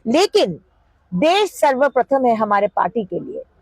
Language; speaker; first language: Hindi; non-native, local second language; Bangla